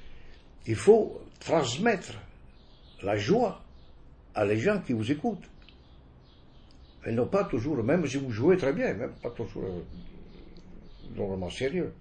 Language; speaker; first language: French; non-native, fluent; Italian